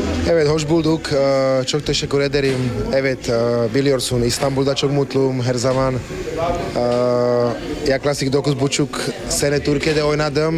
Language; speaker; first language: Turkish; non-native, fluent; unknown